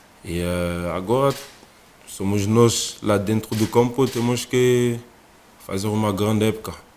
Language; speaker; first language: Portuguese; non-native, fluent; French